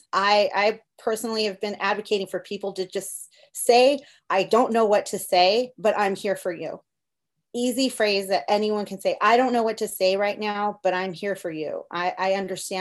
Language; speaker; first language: English; early bilingual, other home language; Spanish